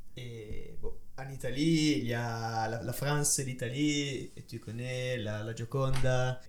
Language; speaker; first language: French; non-native, learner; Italian